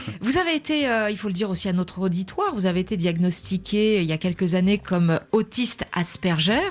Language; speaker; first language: French; native; French